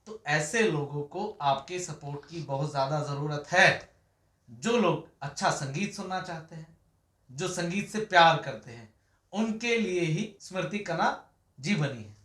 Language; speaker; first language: Hindi; native; Hindi